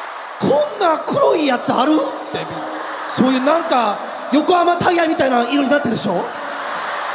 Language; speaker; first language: Japanese; native; Japanese